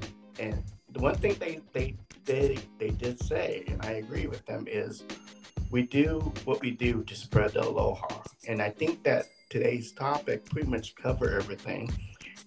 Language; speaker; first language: English; native; English